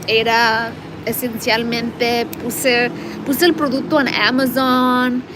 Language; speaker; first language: Spanish; early bilingual, heritage; Spanish